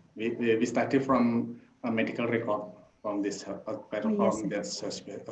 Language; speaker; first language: English; non-native, learner; Indonesian